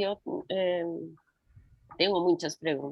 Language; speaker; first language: Portuguese; non-native, learner; Spanish